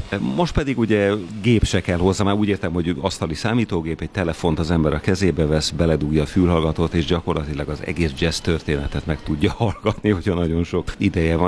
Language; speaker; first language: Hungarian; native; Hungarian